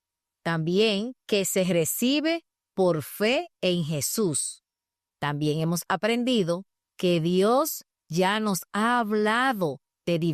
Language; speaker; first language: Spanish; native; Spanish